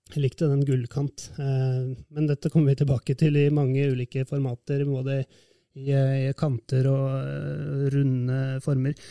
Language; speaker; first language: Norwegian; native; Norwegian